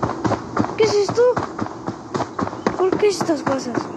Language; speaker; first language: Spanish; native; Spanish